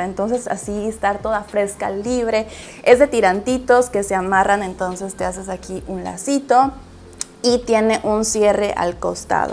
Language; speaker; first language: Spanish; native; Spanish